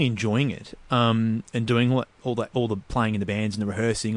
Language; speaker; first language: English; native; English